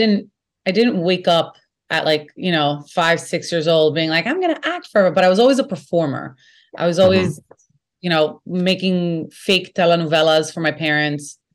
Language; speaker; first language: English; native; English